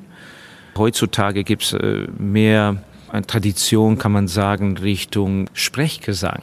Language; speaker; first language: German; non-native, fluent; Estonian